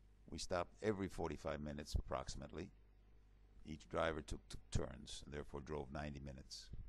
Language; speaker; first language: English; early bilingual, other home language; Italian